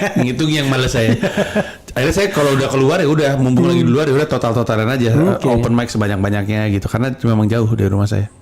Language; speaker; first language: Indonesian; native; Indonesian